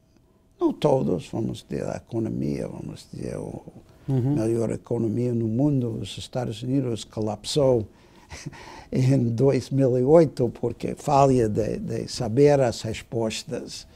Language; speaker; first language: Portuguese; non-native, fluent; English